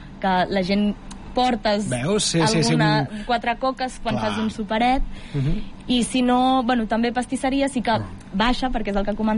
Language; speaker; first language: Catalan; native; Catalan